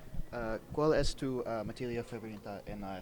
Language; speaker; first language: Spanish; non-native, learner; English